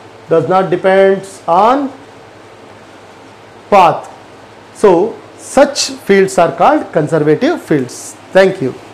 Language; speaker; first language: English; non-native, local second language; Kannada